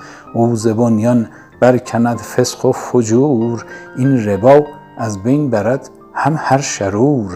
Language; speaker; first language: Persian; native; Persian